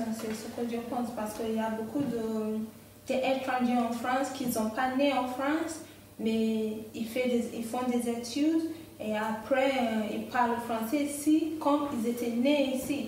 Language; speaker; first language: French; non-native, fluent; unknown